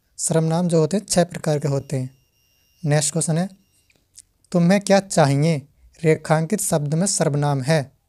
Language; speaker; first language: Hindi; native; Hindi